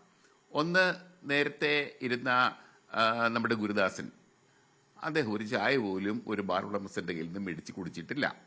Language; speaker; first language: Malayalam; native; Malayalam